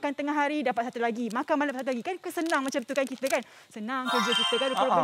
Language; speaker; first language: Malay; native; Malay